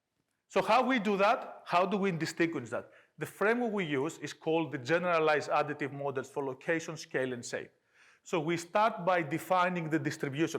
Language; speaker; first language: English; non-native, fluent; Greek